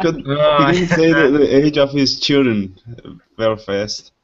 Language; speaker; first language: English; non-native, learner; Portuguese